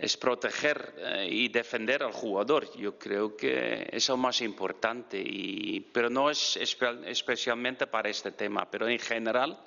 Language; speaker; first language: Spanish; non-native, fluent; Dutch